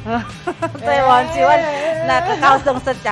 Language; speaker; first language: Chinese; non-native, learner; Indonesian